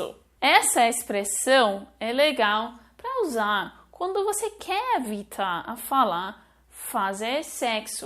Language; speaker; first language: Portuguese; non-native, fluent; English